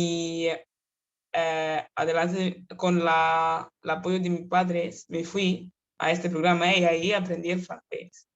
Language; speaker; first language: Spanish; non-native, fluent; Kinyarwanda